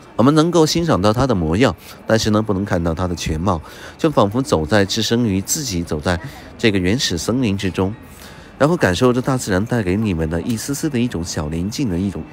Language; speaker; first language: Chinese; native; Chinese